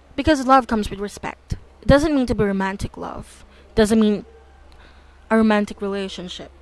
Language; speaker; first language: English; non-native, local second language; Filipino